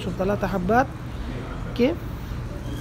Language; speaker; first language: Arabic; non-native, learner; Bangla